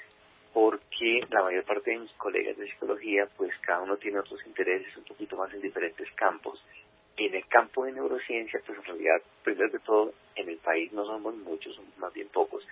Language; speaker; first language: Spanish; native; Spanish